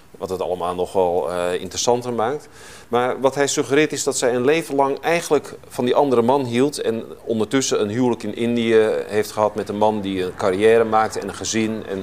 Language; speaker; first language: Dutch; native; Dutch